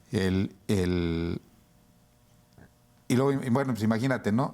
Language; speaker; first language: Spanish; native; Spanish